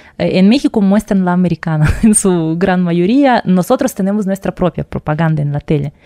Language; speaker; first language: Spanish; non-native, fluent; Russian